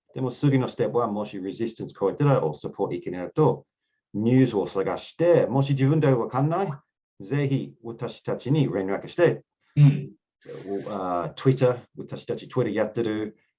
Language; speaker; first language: Japanese; non-native, learner; English